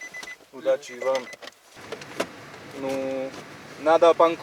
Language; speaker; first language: Russian; non-native, learner; English